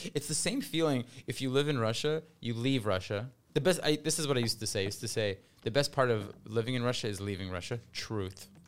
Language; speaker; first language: English; early bilingual, other home language; Russian